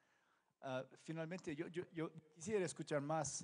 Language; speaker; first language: Spanish; non-native, learner; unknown